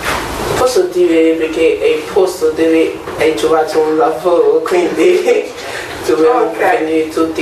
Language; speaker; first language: Italian; non-native, learner; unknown